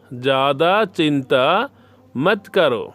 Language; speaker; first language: Hindi; non-native, learner; Bangla